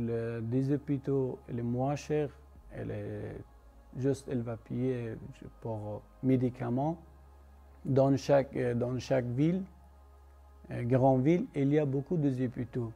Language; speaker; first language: French; non-native, learner; Persian